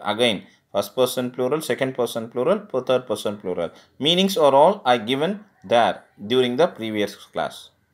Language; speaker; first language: English; non-native, local second language; Tamil